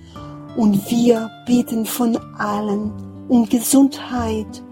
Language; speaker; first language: German; non-native, fluent; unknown